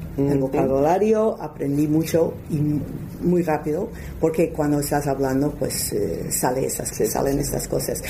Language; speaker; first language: Spanish; non-native, fluent; English